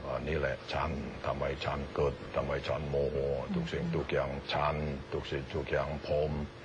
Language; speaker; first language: Thai; non-native, learner; Indonesian